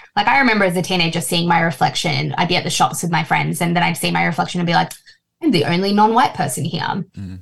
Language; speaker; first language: English; native; English